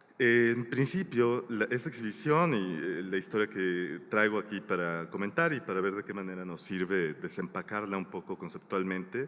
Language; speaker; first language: Spanish; native; Spanish